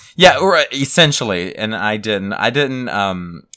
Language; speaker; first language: English; native; English